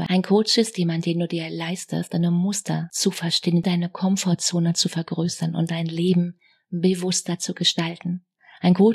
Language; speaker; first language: German; native; German